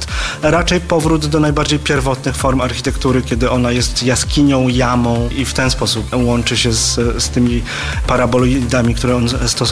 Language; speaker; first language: Polish; native; Polish